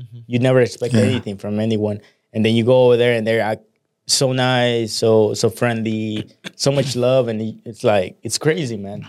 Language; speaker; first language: English; early bilingual, other home language; Spanish